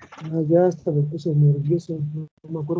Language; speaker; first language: Spanish; native; Spanish